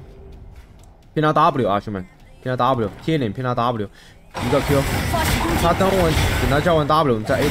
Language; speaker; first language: Chinese; native; Chinese